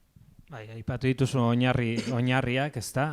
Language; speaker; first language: Basque; native; Basque